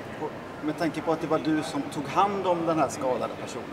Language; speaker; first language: Swedish; native; Swedish